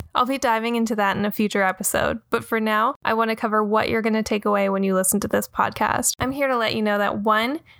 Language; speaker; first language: English; native; English